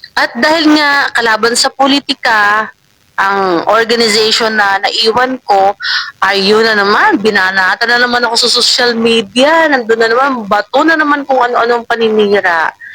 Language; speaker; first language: Filipino; non-native, local second language; Waray